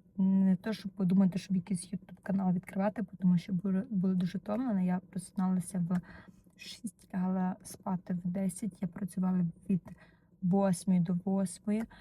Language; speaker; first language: Ukrainian; non-native, learner; Russian